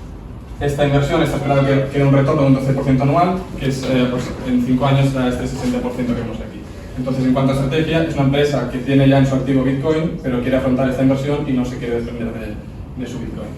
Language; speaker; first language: Spanish; native; Spanish